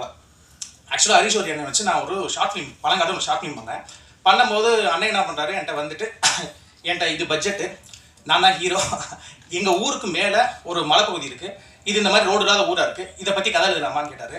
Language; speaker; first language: Tamil; native; Tamil